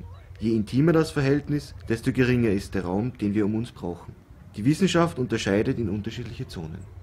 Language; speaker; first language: German; native; German